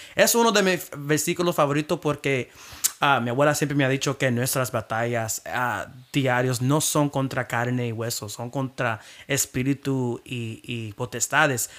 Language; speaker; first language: Spanish; early bilingual, heritage; Spanish